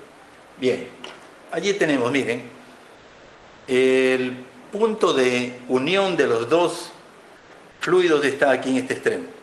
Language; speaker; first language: Spanish; native; Spanish